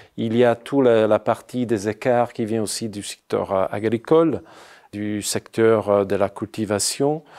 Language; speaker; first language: French; non-native, fluent; Italian